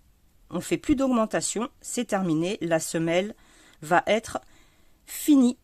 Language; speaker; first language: French; native; French